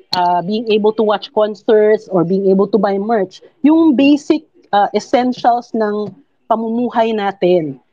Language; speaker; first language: Filipino; non-native, local second language; Cebuano